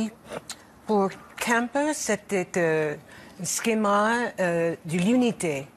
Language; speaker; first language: French; non-native, learner; English